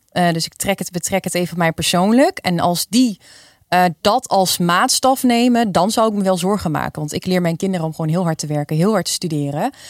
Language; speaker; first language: Dutch; native; Dutch